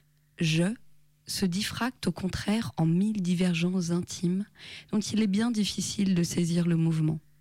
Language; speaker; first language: French; native; French